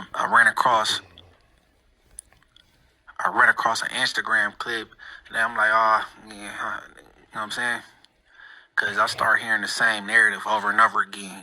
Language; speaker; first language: English; native; English